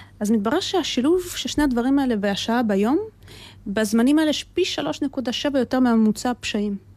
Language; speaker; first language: Hebrew; early bilingual, other home language; Russian